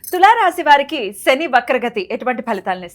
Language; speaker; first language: Telugu; native; Telugu